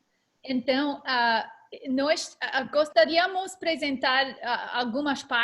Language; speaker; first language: Portuguese; non-native, learner; English